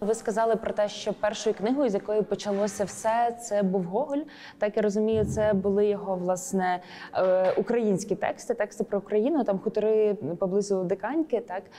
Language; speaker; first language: Ukrainian; native; Ukrainian